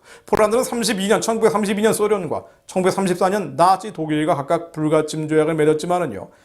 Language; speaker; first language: Korean; native; Korean